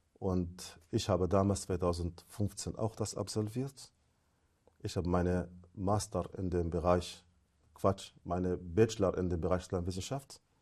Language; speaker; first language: German; non-native, fluent; Arabic